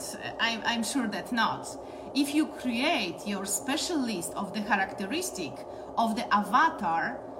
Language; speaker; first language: English; non-native, learner; Polish